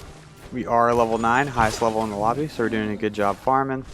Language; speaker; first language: English; native; English